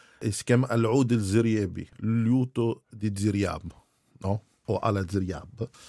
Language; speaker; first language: Italian; non-native, fluent; Arabic